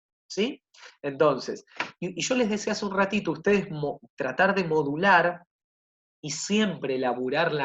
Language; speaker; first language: Spanish; native; Spanish